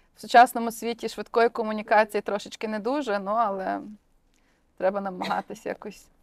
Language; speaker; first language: Ukrainian; native; Ukrainian